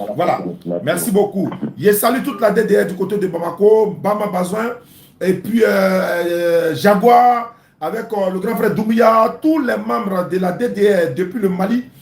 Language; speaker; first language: French; non-native, local second language; Dyula